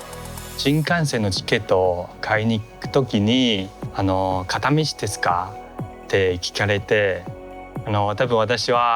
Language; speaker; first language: Japanese; non-native, fluent; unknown